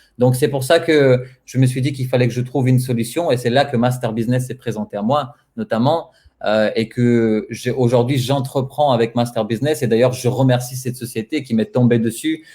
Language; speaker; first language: French; non-native, fluent; Bulgarian